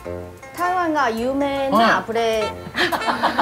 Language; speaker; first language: Japanese; non-native, learner; Chinese